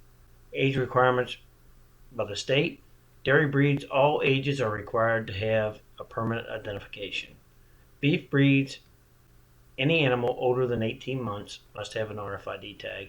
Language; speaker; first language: English; native; English